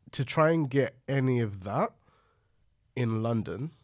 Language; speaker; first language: English; native; English